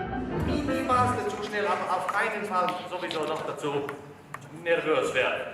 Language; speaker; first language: German; native; German